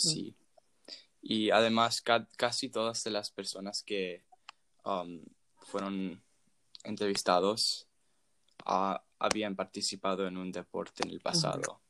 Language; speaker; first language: Spanish; non-native, fluent; English